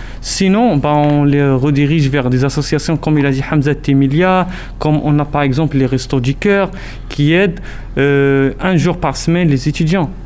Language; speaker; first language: French; non-native, local second language; Arabic